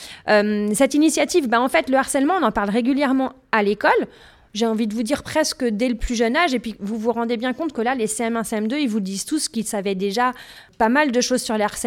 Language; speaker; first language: French; native; French